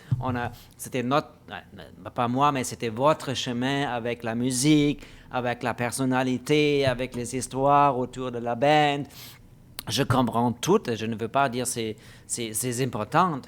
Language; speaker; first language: French; non-native, fluent; German